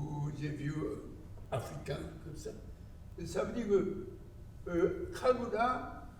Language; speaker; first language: French; non-native, learner; Japanese